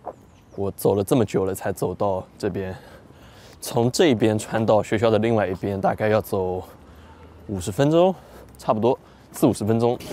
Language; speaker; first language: Chinese; native; Chinese